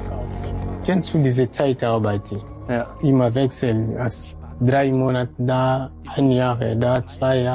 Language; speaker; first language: German; non-native, learner; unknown